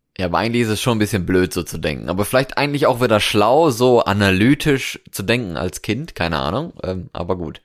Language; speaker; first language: German; native; German